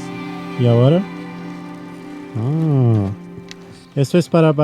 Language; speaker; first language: Spanish; non-native, learner; Portuguese